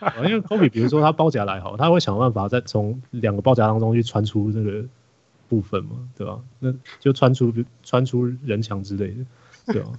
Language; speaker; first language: Chinese; native; Chinese